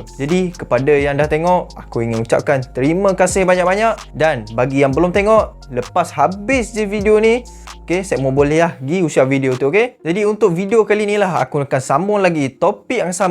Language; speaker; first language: Malay; native; Malay